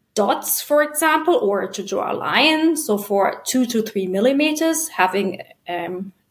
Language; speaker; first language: English; non-native, fluent; German